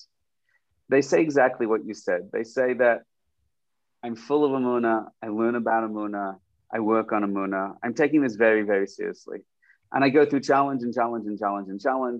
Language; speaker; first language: English; native; English